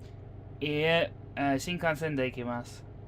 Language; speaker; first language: Japanese; non-native, learner; English